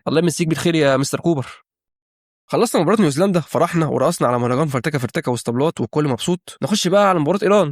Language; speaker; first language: Arabic; native; Arabic